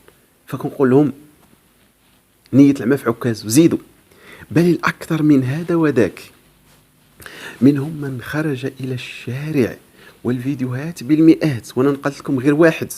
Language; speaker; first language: Arabic; native; Arabic